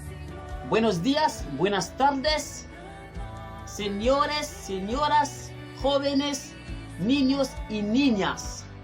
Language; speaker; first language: Spanish; non-native, fluent; Haitian Creole